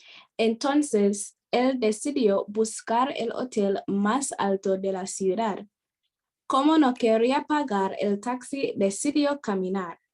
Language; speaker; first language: Spanish; non-native, fluent; English